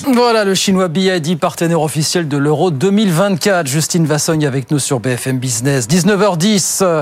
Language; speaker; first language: French; native; French